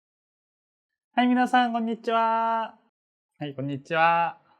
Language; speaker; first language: Japanese; non-native, fluent; Korean